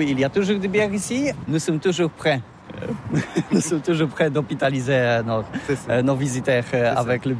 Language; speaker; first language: French; non-native, learner; Polish